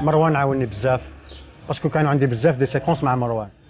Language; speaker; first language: Arabic; native; Arabic